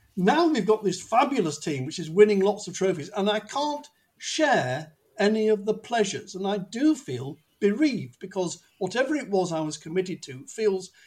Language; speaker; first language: English; native; English